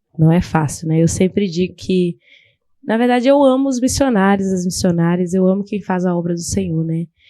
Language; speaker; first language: Portuguese; native; Portuguese